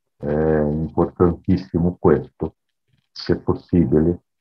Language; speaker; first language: Italian; non-native, learner; Portuguese